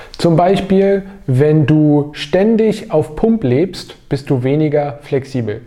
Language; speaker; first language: German; native; German